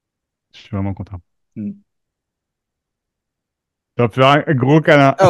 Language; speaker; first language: French; native; French